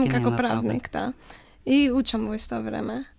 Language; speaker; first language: Macedonian; early bilingual, heritage; Macedonian